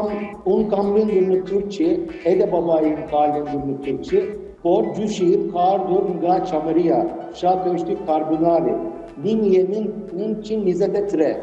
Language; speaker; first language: Albanian; non-native, learner; Turkish